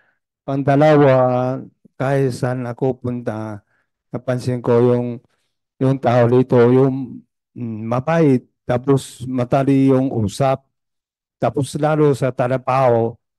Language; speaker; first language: Filipino; non-native, learner; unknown